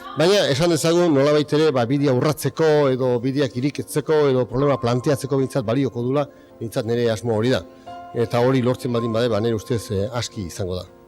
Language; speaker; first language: Basque; non-native, local second language; Spanish